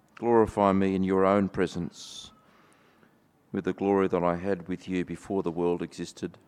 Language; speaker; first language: English; native; English